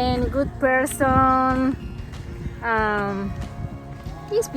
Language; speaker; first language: English; non-native, learner; Spanish